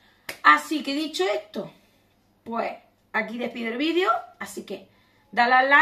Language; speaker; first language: Spanish; native; Spanish